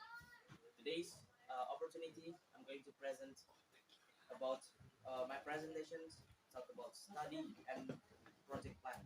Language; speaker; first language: English; non-native, learner; Indonesian